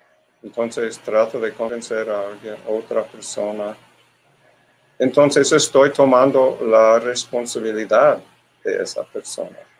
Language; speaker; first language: Spanish; non-native, learner; English